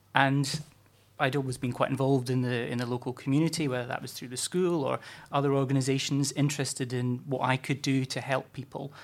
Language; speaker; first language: English; native; English